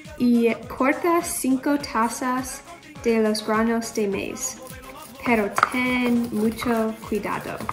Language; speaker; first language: Spanish; non-native, learner; English